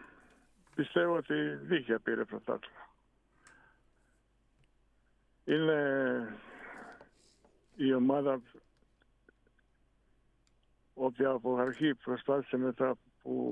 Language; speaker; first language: Greek; non-native, fluent; Bosnian